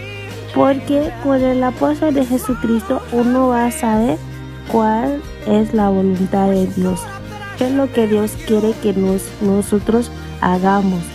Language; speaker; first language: Spanish; non-native, fluent; Portuguese